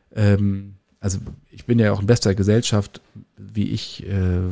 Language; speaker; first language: German; native; German